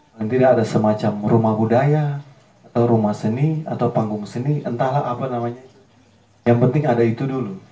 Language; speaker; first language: Indonesian; native; Indonesian